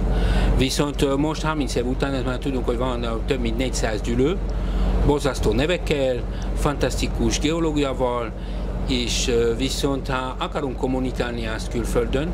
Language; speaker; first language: Hungarian; non-native, fluent; French